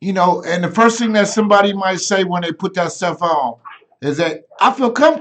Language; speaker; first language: English; native; English